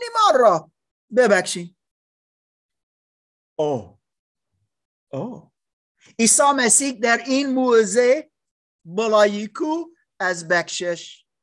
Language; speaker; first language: Persian; non-native, learner; English